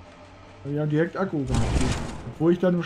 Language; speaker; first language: German; native; German